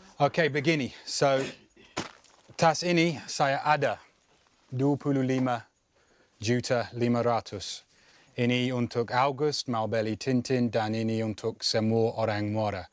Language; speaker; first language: Indonesian; non-native, learner; English